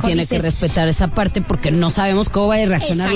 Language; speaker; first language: Spanish; native; Spanish